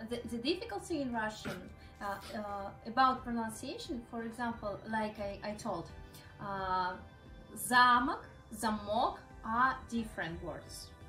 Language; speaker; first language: English; non-native, learner; Russian